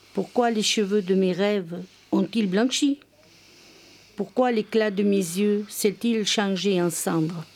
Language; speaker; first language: French; non-native, fluent; Arabic